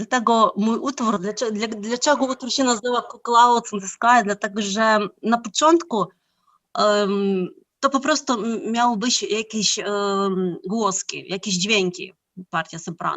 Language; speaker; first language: Polish; non-native, fluent; Ukrainian